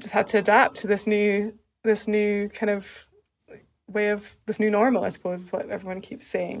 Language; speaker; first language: English; native; English